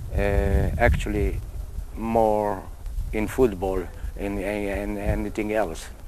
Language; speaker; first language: English; non-native, fluent; Hebrew